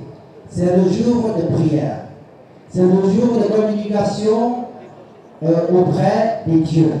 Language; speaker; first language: French; non-native, fluent; Chinese